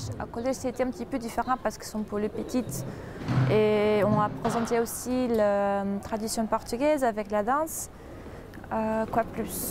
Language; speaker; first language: French; non-native, fluent; Portuguese